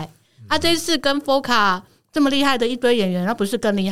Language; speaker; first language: Chinese; native; Chinese